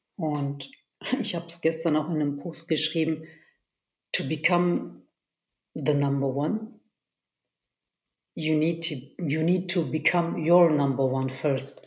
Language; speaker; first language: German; early bilingual, other home language; Turkish